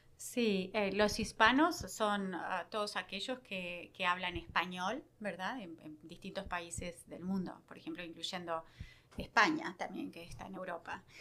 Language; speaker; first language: Spanish; native; Spanish